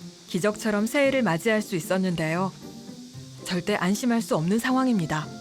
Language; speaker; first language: Korean; native; Korean